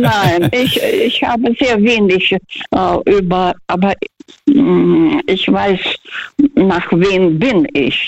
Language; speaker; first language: German; non-native, fluent; Russian